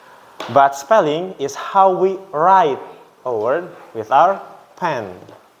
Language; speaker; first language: English; non-native, learner; Indonesian